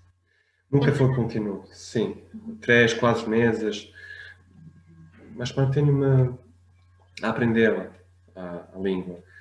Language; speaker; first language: Portuguese; non-native, fluent; Arabic